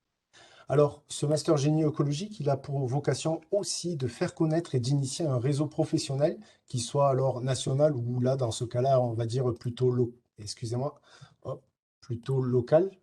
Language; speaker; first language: French; native; French